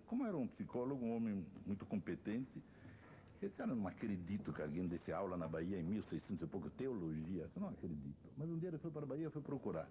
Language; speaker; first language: Portuguese; non-native, fluent; Italian